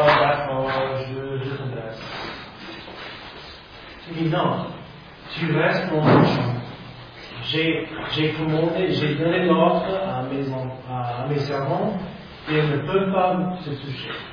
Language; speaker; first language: French; non-native, fluent; English